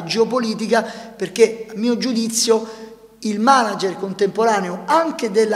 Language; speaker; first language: Italian; native; Italian